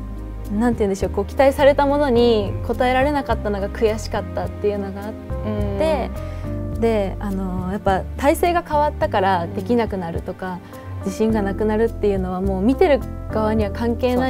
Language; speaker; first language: Japanese; native; Japanese